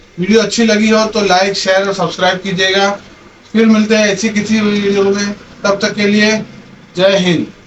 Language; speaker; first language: Hindi; native; Hindi